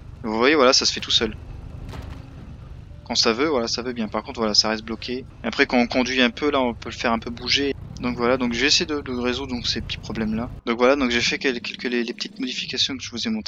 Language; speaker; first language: French; native; French